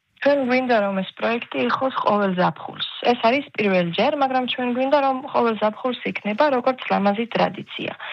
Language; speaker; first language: Georgian; early bilingual, heritage; Georgian